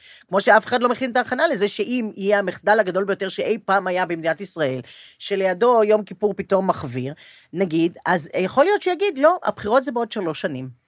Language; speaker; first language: Hebrew; native; Hebrew